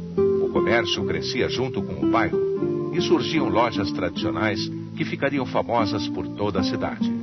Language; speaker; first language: Portuguese; native; Portuguese